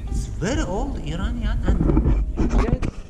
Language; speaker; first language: English; non-native, learner; Persian